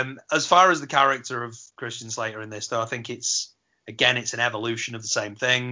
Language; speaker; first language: English; native; English